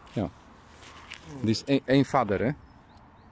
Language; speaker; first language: German; non-native, learner; Polish